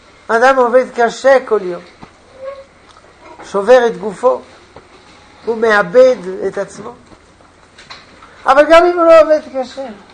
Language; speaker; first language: Hebrew; non-native, fluent; French